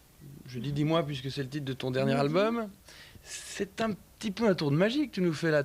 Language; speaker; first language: French; native; French